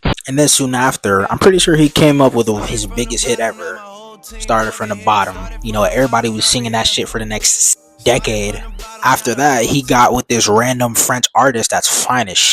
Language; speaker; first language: English; native; English